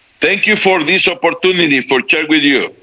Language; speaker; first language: English; non-native, learner; Spanish